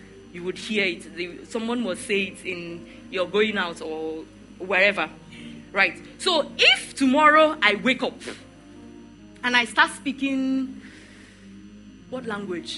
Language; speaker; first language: English; non-native, local second language; Igbo